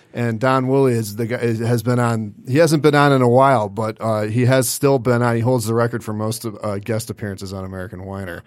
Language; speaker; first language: English; native; English